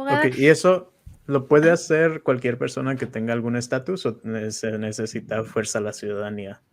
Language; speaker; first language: Spanish; native; Spanish